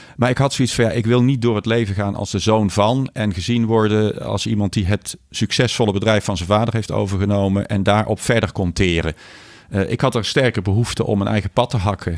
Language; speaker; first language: Dutch; native; Dutch